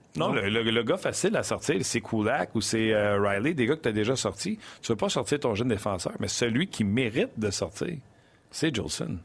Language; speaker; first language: French; native; French